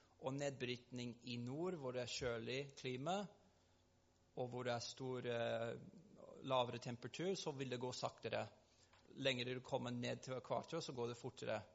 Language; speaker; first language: Norwegian; non-native, fluent; English